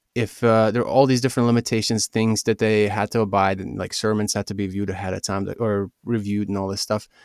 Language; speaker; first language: English; early bilingual, other home language; Ukrainian